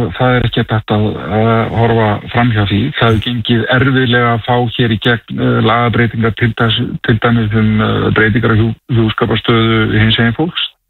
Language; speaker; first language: Icelandic; native; Icelandic